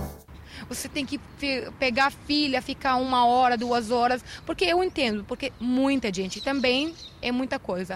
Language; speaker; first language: Portuguese; non-native, fluent; Arabic